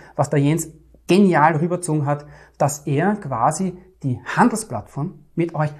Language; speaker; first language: German; native; German